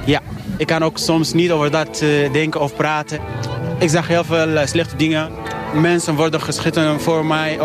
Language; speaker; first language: Dutch; non-native, learner; Arabic